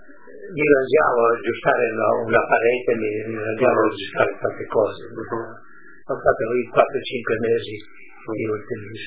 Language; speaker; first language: Italian; non-native, local second language; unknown